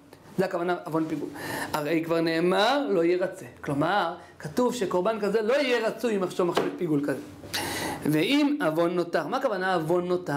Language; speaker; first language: Hebrew; native; Hebrew